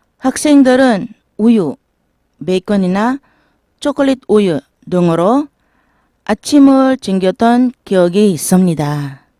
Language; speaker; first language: Korean; non-native, learner; Filipino